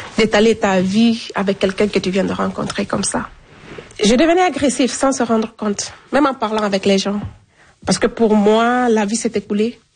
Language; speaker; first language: French; non-native, local second language; Fula